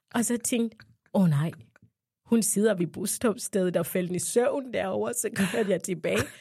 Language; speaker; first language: Danish; non-native, fluent; Ganda